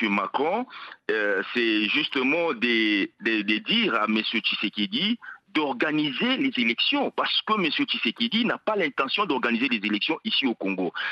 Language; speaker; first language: French; non-native, local second language; Lingala